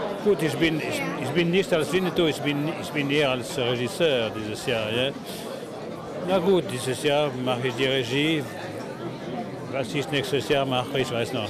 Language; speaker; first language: German; non-native, fluent; French